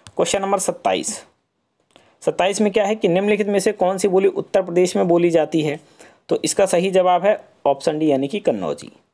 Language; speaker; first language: Hindi; native; Hindi